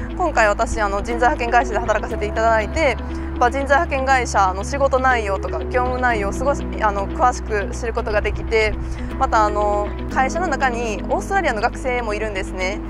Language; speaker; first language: Japanese; native; Japanese